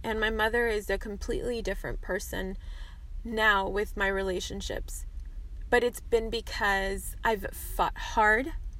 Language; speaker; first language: English; early bilingual, other home language; Spanish